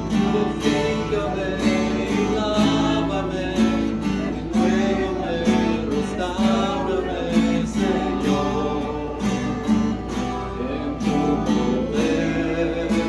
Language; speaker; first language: Spanish; early bilingual, heritage; Spanish